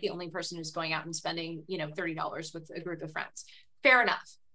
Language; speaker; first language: English; native; English